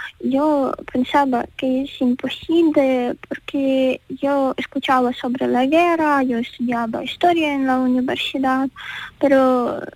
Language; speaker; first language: Spanish; non-native, learner; Ukrainian